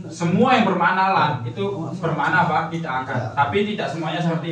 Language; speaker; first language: Indonesian; native; Indonesian